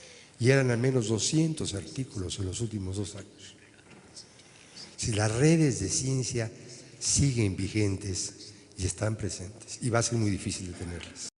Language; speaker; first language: Spanish; native; Spanish